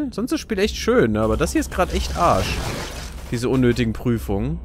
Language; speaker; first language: German; native; German